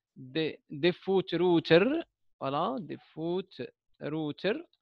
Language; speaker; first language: French; non-native, local second language; Arabic